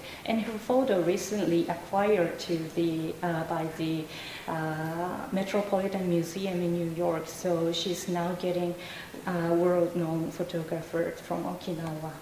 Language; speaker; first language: English; non-native, fluent; Japanese